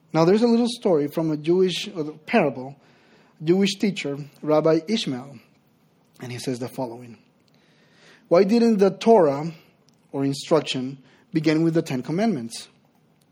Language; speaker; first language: English; non-native, fluent; Spanish